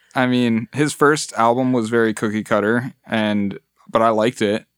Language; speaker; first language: English; early bilingual, other home language; Spanish